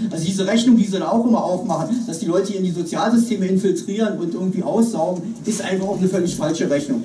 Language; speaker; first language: German; native; German